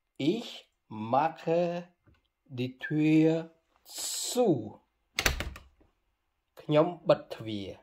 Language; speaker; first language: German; non-native, fluent; Khmer